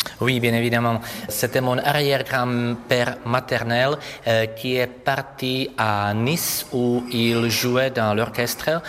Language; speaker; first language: French; non-native, fluent; Czech